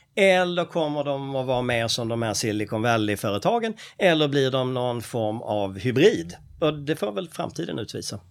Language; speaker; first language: Swedish; native; Swedish